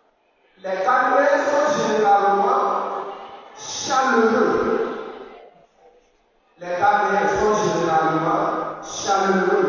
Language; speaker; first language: French; non-native, fluent; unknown